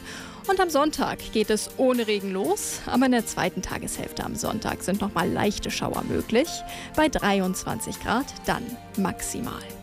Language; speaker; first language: German; native; German